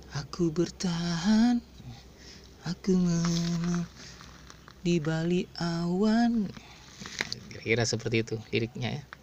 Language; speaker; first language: Indonesian; non-native, local second language; Madurese